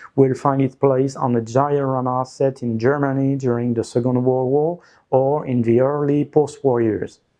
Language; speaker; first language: English; non-native, fluent; French